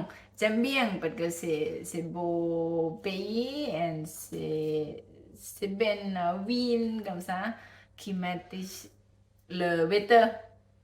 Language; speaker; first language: French; non-native, learner; Thai